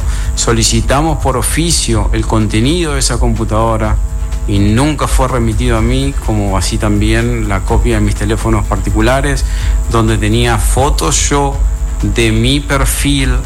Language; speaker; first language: Spanish; native; Spanish